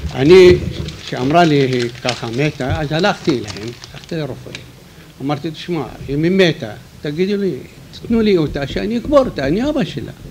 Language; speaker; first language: Hebrew; non-native, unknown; Arabic